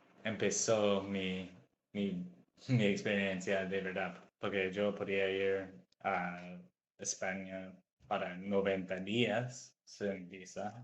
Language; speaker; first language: Spanish; non-native, fluent; English